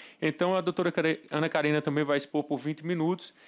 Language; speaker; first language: Portuguese; native; Portuguese